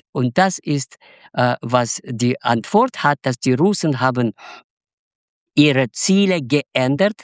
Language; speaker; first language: German; non-native, fluent; Russian